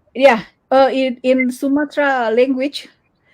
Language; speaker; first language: English; non-native, learner; Indonesian